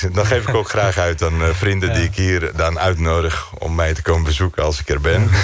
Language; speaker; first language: Dutch; non-native, fluent; Greek